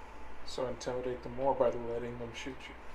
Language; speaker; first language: English; native; English